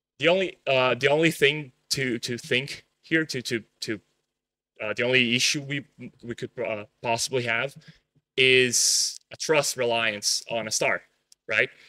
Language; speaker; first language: English; non-native, fluent; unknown